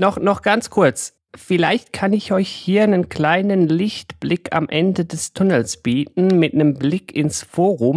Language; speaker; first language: German; native; German